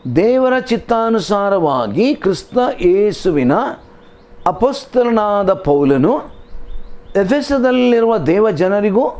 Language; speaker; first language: Kannada; non-native, local second language; Tulu